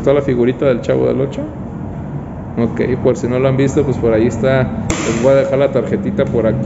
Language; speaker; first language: Spanish; native; Spanish